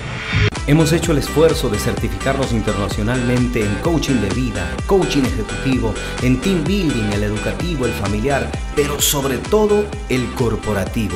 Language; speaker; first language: Spanish; native; Spanish